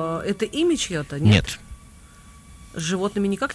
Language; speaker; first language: Russian; native; Russian